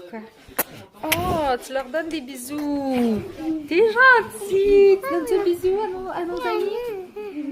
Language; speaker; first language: French; native; French